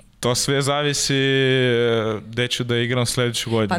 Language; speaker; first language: Serbian; non-native, learner; Russian